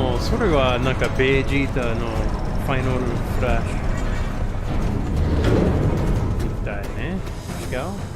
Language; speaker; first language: Japanese; non-native, learner; English